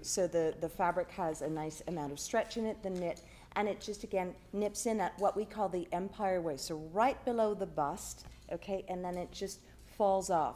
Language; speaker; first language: English; native; English